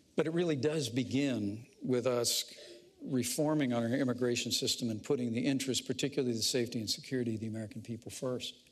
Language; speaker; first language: English; native; English